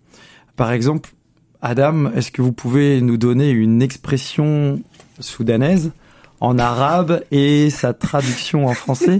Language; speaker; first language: French; native; French